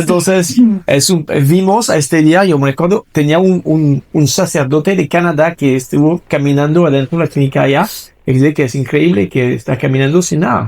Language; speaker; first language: Spanish; non-native, fluent; French